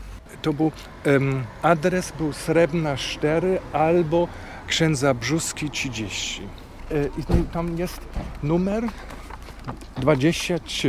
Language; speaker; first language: Polish; non-native, fluent; German